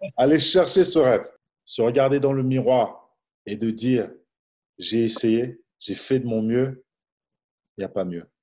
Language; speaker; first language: French; non-native, local second language; Lingala